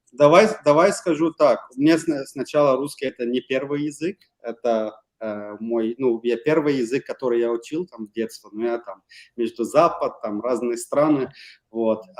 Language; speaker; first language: Russian; non-native, fluent; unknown